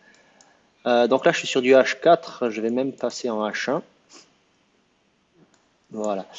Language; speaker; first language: French; native; French